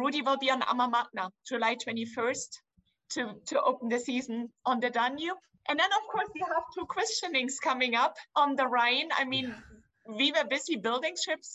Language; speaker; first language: English; non-native, fluent; German